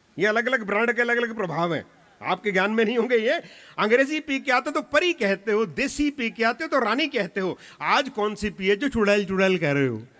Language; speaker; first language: Hindi; non-native, local second language; Punjabi